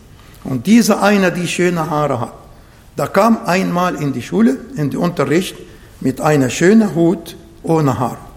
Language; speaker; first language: German; non-native, fluent; Arabic